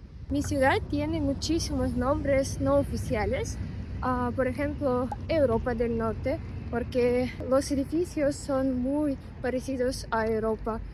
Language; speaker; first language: Spanish; non-native, fluent; Russian